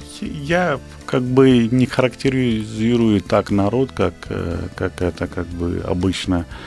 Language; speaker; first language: Russian; non-native, fluent; Kashmiri